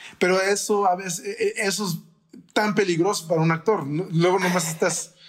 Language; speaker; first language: Spanish; early bilingual, heritage; Spanish